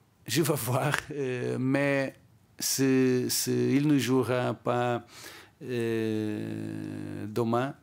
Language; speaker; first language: French; non-native, learner; Portuguese